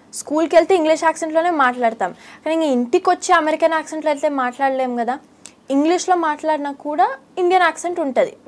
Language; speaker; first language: Telugu; early bilingual, heritage; Telugu